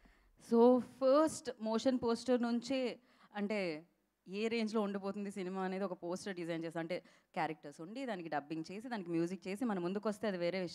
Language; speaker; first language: Telugu; native; Telugu